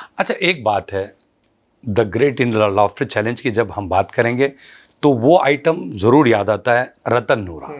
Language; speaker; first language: Hindi; non-native, local second language; Urdu